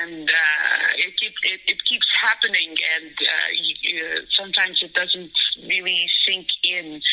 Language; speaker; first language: English; non-native, fluent; Portuguese